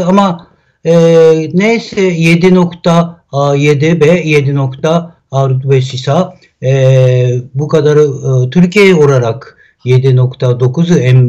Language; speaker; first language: Turkish; non-native, learner; Japanese